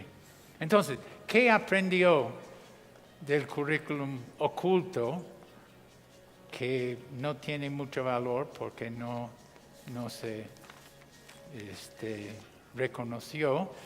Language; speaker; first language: Spanish; non-native, fluent; English